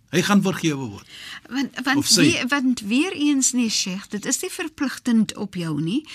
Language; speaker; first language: Afrikaans; native; Afrikaans